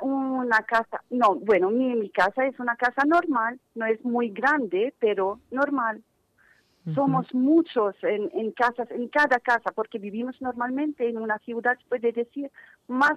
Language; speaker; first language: Spanish; non-native, fluent; Arabic